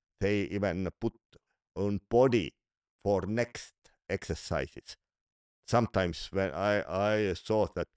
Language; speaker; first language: English; non-native, learner; Estonian